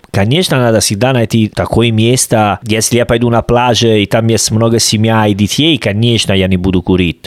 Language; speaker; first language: Russian; non-native, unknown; Italian